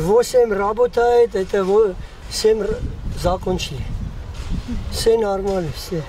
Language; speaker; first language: Russian; non-native, learner; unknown